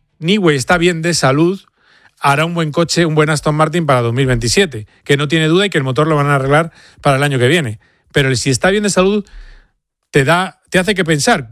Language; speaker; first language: Spanish; native; Spanish